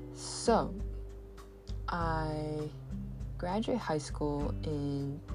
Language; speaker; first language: English; non-native, fluent; Japanese